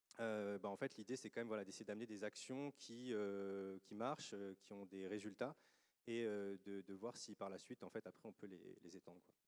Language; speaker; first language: French; native; French